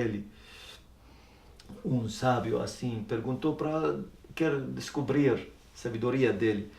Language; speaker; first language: Portuguese; non-native, learner; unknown